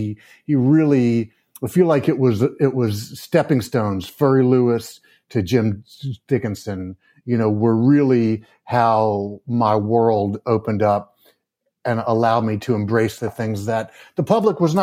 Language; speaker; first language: English; native; English